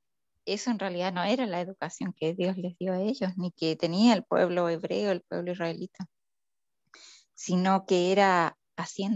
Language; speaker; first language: Spanish; native; Spanish